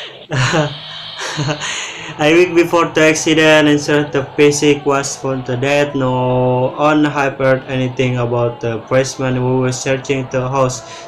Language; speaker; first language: English; non-native, learner; Indonesian